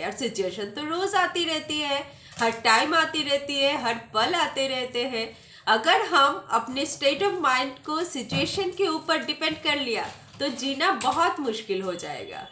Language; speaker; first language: Hindi; non-native, local second language; Bangla